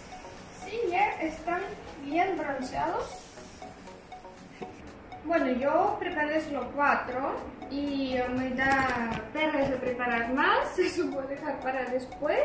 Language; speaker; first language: Spanish; non-native, fluent; Russian